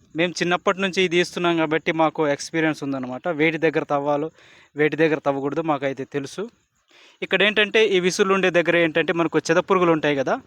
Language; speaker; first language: Telugu; non-native, local second language; Koya